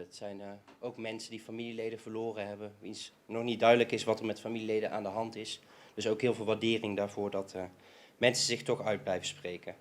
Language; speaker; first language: Dutch; native; Dutch